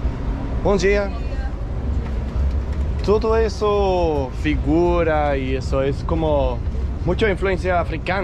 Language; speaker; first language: Portuguese; non-native, learner; Danish